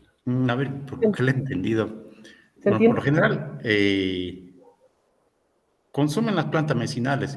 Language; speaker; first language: Spanish; native; Spanish